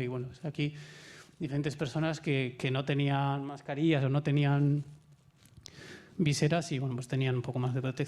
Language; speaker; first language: Spanish; native; Spanish